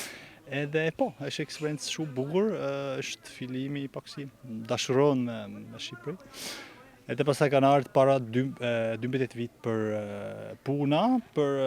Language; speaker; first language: Albanian; non-native, learner; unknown